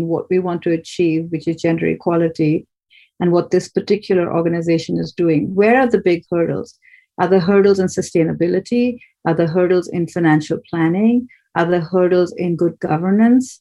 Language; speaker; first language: English; non-native, local second language; Bangla